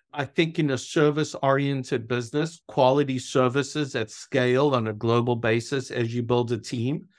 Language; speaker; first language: English; native; English